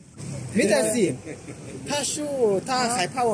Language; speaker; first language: Chinese; non-native, learner; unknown